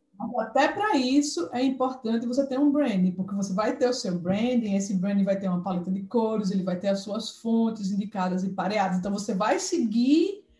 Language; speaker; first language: Portuguese; native; Portuguese